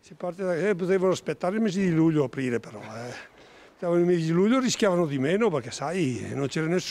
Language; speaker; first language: Italian; native; Italian